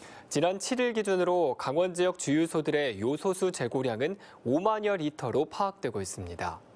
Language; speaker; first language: Korean; native; Korean